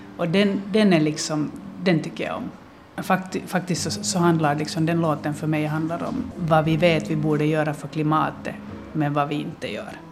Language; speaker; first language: Swedish; native; Swedish